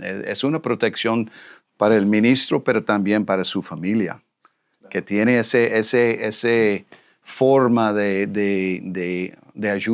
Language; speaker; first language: Spanish; non-native, fluent; English